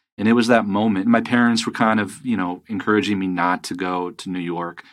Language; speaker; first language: English; native; English